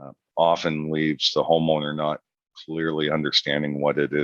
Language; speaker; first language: English; native; English